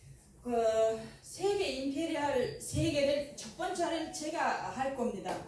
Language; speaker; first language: Korean; non-native, learner; Uzbek